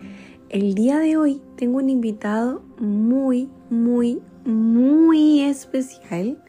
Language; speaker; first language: Spanish; native; Spanish